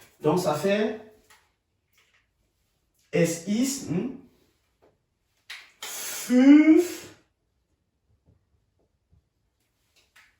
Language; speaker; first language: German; non-native, fluent; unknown